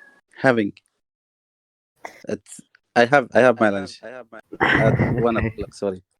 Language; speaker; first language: English; non-native, learner; Arabic